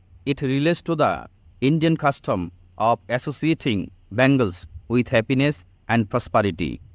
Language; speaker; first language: English; non-native, local second language; Bangla